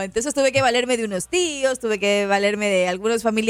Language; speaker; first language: Spanish; native; Spanish